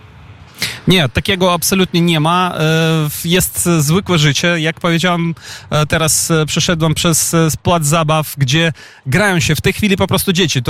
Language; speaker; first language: Polish; non-native, fluent; Ukrainian